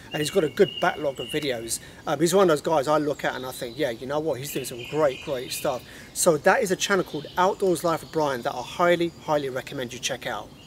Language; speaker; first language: English; native; English